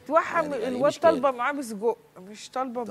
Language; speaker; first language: Arabic; native; Arabic